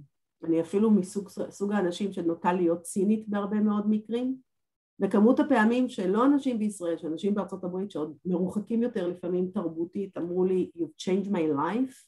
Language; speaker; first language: Hebrew; native; Hebrew